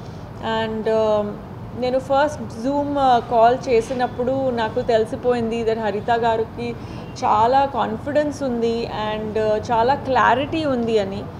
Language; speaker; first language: Telugu; non-native, fluent; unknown